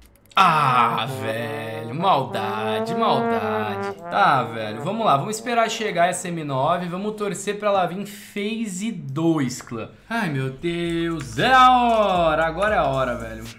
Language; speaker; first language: Portuguese; native; Portuguese